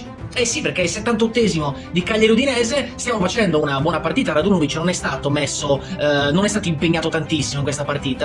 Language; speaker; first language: Italian; native; Italian